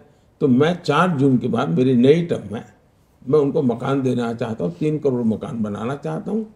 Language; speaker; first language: Hindi; non-native, local second language; Gujarati